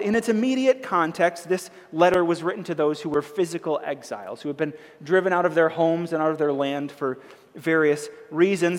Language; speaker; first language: English; native; English